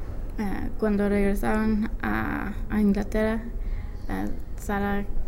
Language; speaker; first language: Spanish; non-native, learner; English